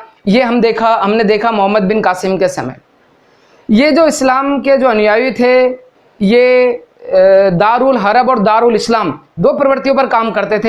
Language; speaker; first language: Hindi; native; Hindi